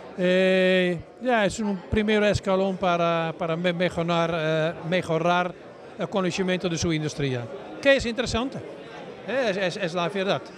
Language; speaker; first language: Spanish; non-native, learner; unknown